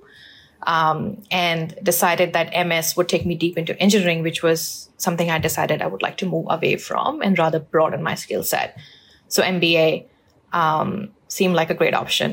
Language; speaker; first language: English; non-native, local second language; Hindi